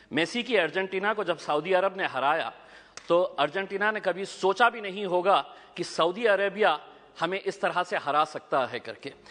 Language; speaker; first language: Hindi; non-native, local second language; Urdu